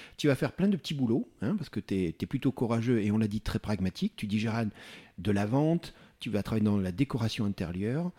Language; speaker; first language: French; native; French